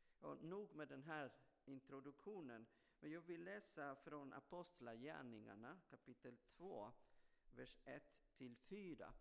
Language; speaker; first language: Swedish; non-native, fluent; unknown